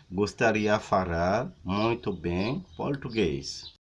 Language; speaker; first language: Portuguese; non-native, learner; Haitian Creole